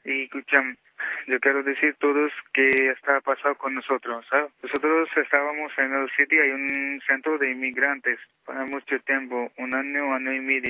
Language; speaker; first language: Spanish; non-native, local second language; Punjabi